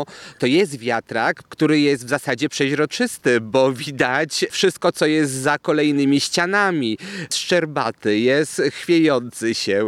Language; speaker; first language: Polish; native; Polish